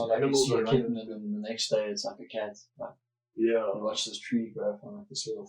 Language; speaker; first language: English; native; English